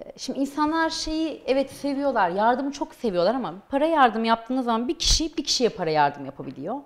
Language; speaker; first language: Turkish; native; Turkish